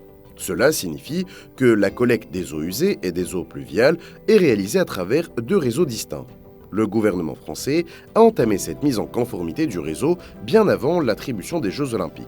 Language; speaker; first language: French; native; French